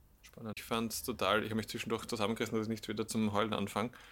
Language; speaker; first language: German; native; German